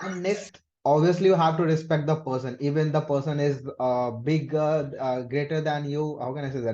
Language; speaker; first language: English; non-native, learner; Kannada